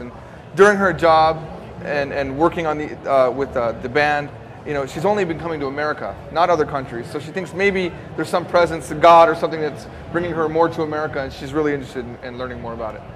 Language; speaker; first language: English; native; English